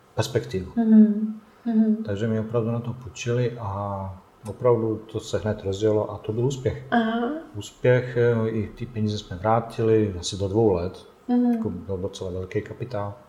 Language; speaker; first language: Czech; non-native, fluent; Bosnian